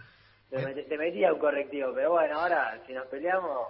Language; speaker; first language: Spanish; early bilingual, heritage; Italian